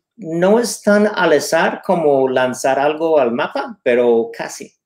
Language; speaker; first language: Spanish; non-native, fluent; English